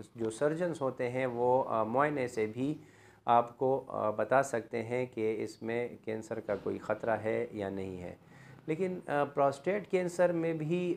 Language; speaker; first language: Urdu; non-native, local second language; Pashto